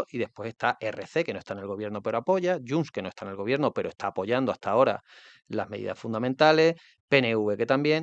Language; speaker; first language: Spanish; native; Spanish